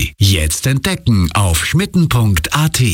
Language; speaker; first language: German; native; German